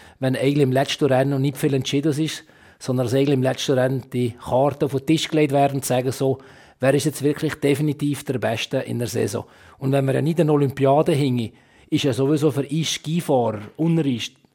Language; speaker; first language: German; native; German